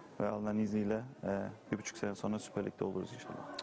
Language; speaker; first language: Turkish; early bilingual, heritage; Turkish